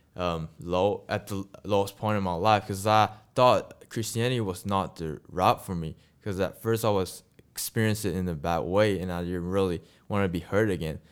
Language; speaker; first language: English; non-native, local second language; Chinese